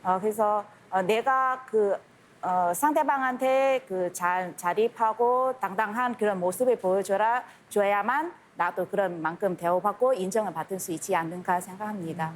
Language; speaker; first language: Korean; non-native, fluent; Vietnamese